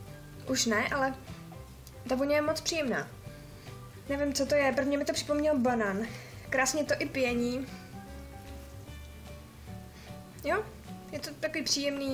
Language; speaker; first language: Czech; native; Czech